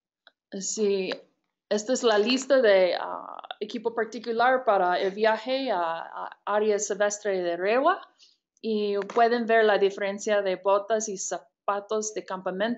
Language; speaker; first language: Spanish; non-native, fluent; English